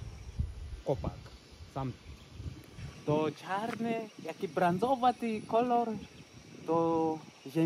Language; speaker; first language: Polish; non-native, learner; Swahili